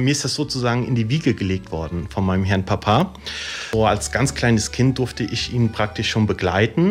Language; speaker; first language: German; early bilingual, other home language; Italian